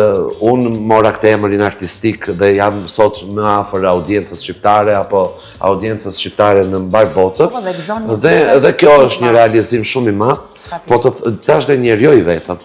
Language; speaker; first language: Albanian; native; Albanian